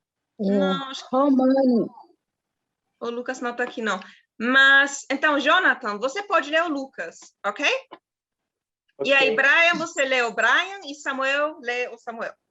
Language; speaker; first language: Portuguese; non-native, fluent; German